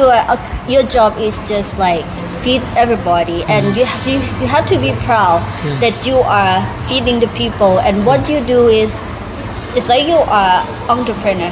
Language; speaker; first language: English; non-native, learner; Thai